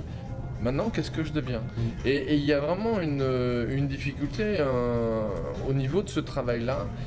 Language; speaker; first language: French; native; French